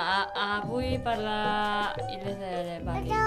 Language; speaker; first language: Catalan; non-native, learner; Indonesian